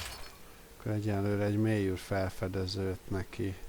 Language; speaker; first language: Hungarian; native; Hungarian